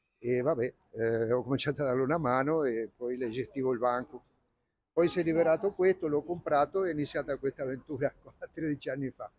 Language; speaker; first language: Italian; non-native, fluent; Spanish